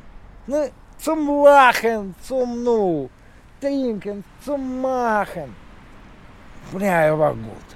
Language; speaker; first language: German; non-native, learner; Russian